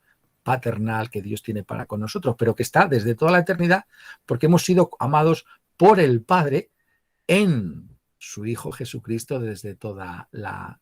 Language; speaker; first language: Spanish; native; Spanish